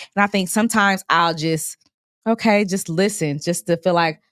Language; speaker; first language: English; native; English